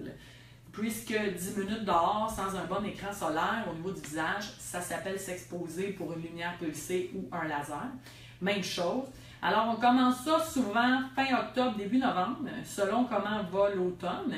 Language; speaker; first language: French; native; French